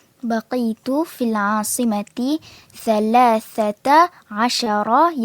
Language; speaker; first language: Arabic; non-native, learner; Malay